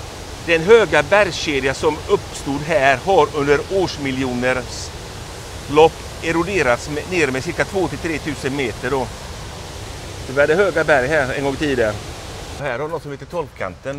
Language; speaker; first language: Swedish; native; Swedish